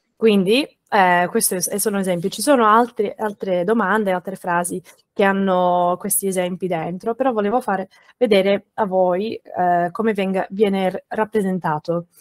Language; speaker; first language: Italian; non-native, fluent; English